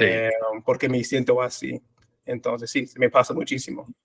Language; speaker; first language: Spanish; non-native, fluent; English